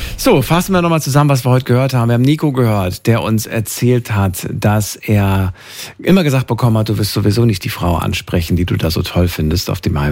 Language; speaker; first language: German; native; German